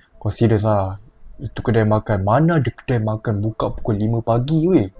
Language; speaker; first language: Malay; native; Malay